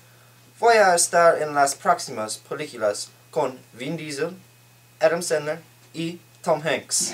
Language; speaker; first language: Spanish; non-native, learner; English